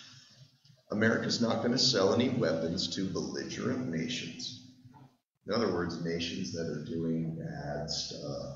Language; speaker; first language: English; native; English